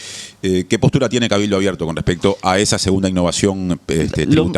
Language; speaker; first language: Spanish; native; Spanish